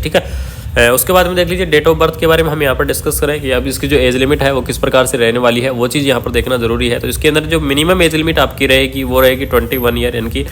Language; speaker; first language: Hindi; native; Hindi